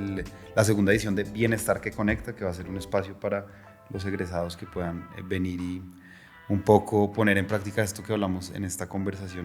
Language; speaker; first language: Spanish; native; Spanish